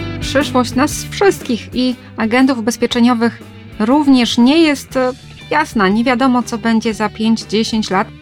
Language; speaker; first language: Polish; native; Polish